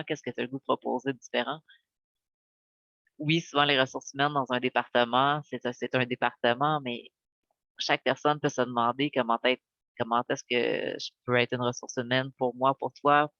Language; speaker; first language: French; native; French